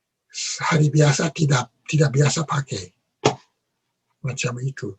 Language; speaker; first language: Indonesian; non-native, learner; Japanese